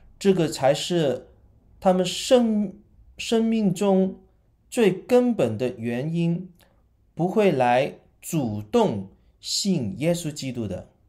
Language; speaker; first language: Chinese; non-native, local second language; Cantonese